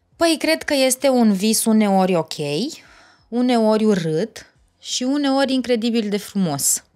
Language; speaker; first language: Romanian; native; Romanian